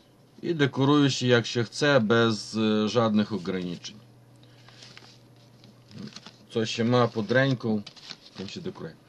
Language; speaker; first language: Polish; non-native, fluent; Ukrainian